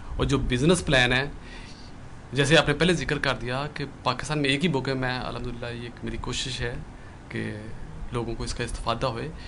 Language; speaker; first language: Urdu; non-native, local second language; Punjabi